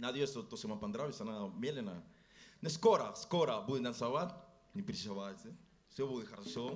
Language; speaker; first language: Russian; early bilingual, heritage; Russian